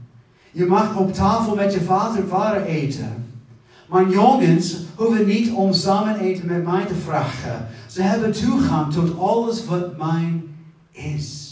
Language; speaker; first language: Dutch; non-native, fluent; English